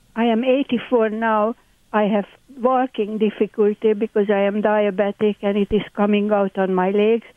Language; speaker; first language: English; non-native, learner; Hungarian